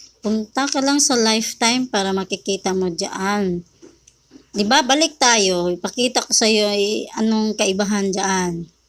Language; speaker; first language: Filipino; native; Filipino